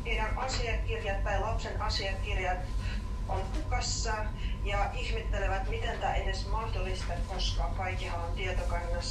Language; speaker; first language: Finnish; non-native, fluent; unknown